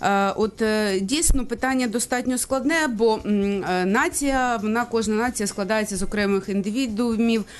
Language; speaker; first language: Ukrainian; native; Ukrainian